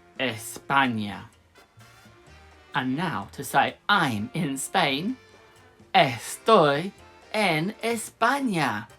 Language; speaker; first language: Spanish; non-native, fluent; English